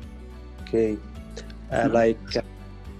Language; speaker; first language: English; non-native, learner; Arabic